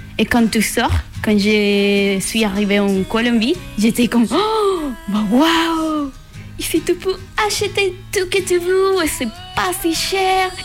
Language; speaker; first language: French; non-native, learner; Spanish